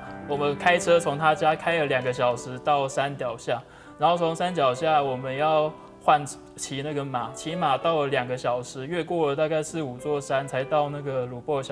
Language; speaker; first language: Chinese; native; Chinese